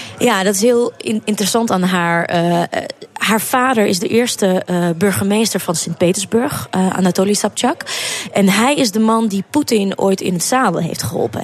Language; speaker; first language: Dutch; early bilingual, other home language; Russian